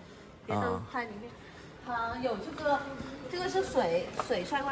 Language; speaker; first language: Chinese; non-native, learner; Vietnamese